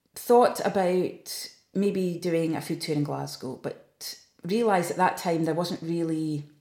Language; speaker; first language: English; native; English